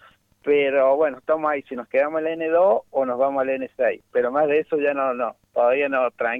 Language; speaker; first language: Spanish; native; Spanish